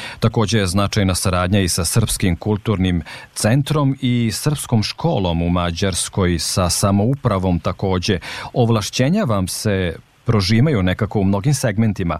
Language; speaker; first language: Serbian; native; Serbian